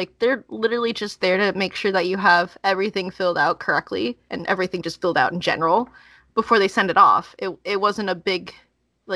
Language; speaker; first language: English; native; English